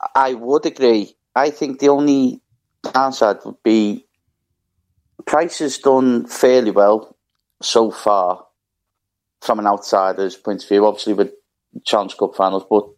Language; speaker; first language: English; native; English